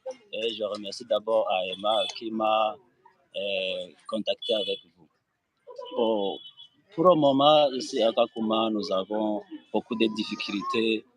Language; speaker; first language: French; non-native, local second language; Rundi